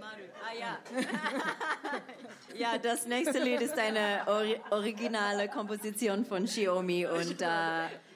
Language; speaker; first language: German; non-native, fluent; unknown